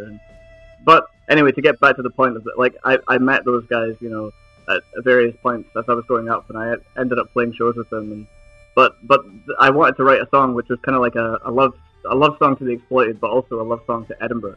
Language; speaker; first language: English; native; English